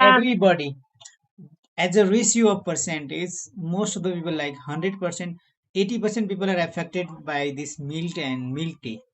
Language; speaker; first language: English; non-native, learner; Nepali